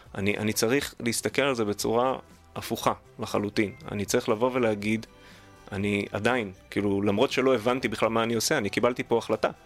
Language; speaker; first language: Hebrew; native; Hebrew